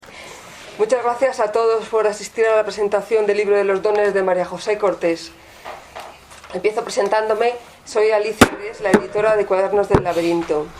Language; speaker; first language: Spanish; native; Spanish